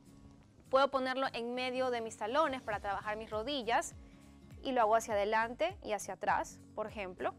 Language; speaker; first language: Spanish; native; Spanish